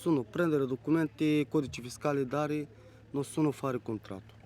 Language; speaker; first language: Italian; non-native, learner; Bulgarian